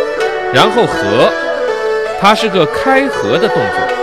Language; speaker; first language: Chinese; native; Chinese